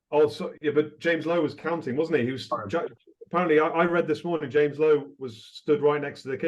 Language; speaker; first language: English; native; English